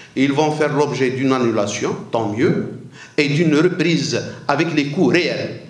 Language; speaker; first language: French; non-native, local second language; Arabic